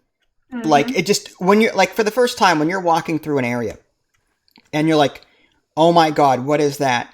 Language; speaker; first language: English; native; English